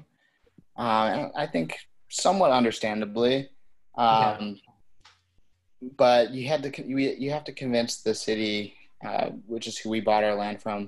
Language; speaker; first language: English; native; English